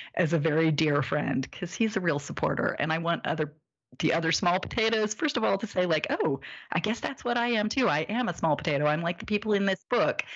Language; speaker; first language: English; native; English